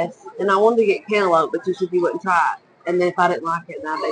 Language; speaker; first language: English; native; English